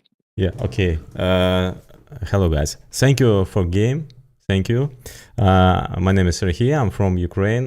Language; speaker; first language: English; non-native, learner; Ukrainian